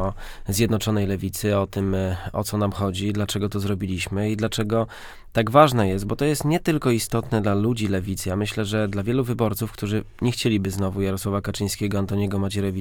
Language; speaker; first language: Polish; native; Polish